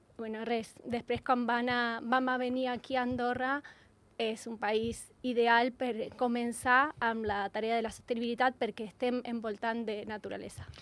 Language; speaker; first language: Catalan; non-native, learner; Spanish